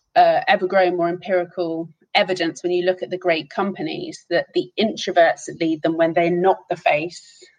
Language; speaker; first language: English; native; English